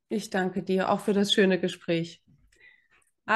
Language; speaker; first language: German; native; German